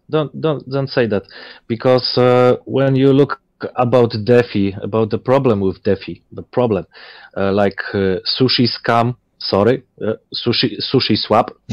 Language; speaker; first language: English; non-native, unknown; Polish